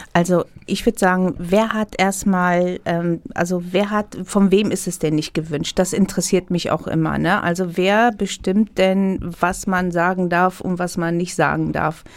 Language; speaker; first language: German; non-native, fluent; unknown